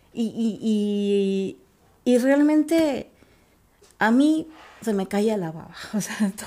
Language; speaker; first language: Spanish; native; Spanish